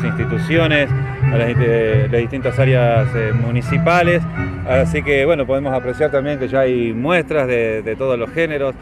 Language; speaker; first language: Spanish; native; Spanish